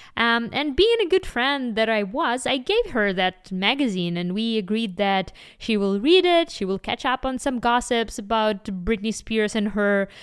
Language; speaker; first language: English; non-native, fluent; Ukrainian